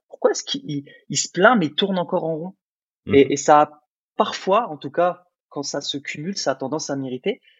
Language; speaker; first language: French; early bilingual, other home language; Arabic